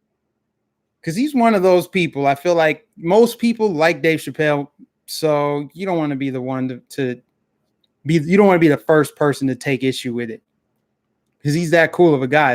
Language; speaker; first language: English; native; English